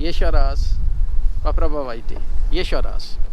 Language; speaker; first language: Russian; non-native, learner; Urdu